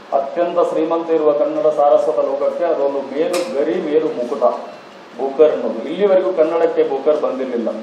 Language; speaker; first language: Kannada; native; Kannada